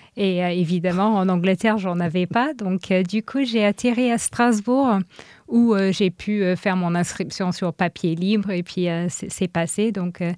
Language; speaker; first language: French; non-native, fluent; English